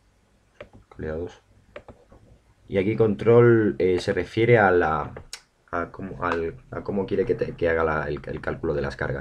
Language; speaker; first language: Spanish; native; Spanish